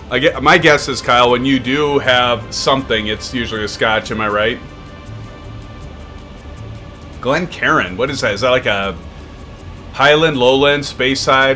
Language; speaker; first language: English; native; English